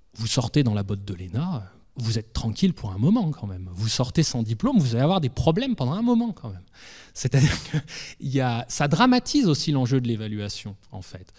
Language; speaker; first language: French; native; French